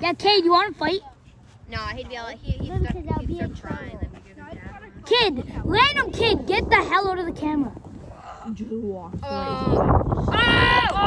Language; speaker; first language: English; native; English